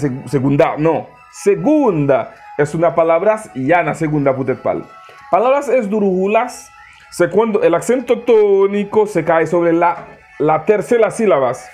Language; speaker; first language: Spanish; non-native, learner; Haitian Creole